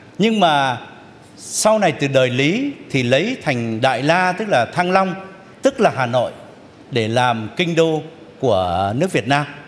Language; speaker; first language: Vietnamese; native; Vietnamese